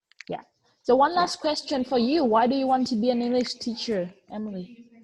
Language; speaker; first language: English; non-native, fluent; Vietnamese